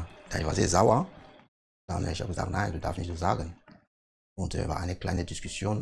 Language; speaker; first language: German; non-native, learner; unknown